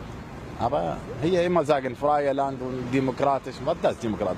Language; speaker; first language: German; non-native, learner; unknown